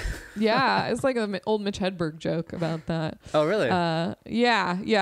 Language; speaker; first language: English; native; English